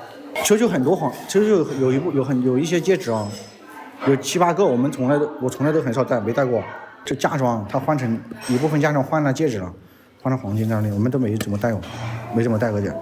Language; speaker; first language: Chinese; native; Chinese